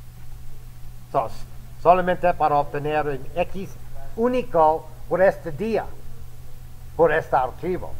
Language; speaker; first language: Spanish; non-native, fluent; English